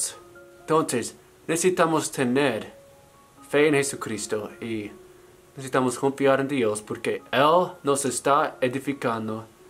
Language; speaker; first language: Spanish; non-native, learner; English